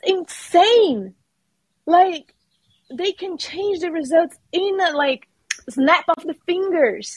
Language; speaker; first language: English; non-native, fluent; Portuguese